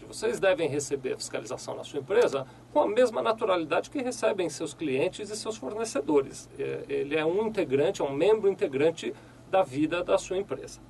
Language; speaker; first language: Portuguese; native; Portuguese